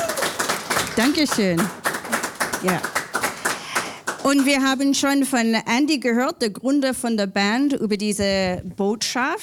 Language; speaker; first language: German; non-native, fluent; English